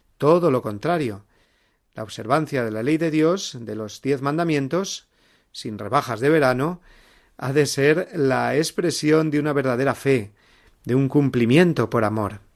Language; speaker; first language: Spanish; native; Spanish